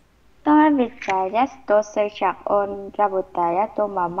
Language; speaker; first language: Russian; non-native, learner; Vietnamese